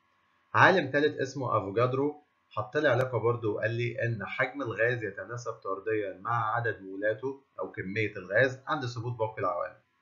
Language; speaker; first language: Arabic; native; Arabic